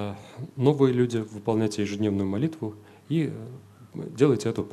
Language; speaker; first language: Russian; native; Russian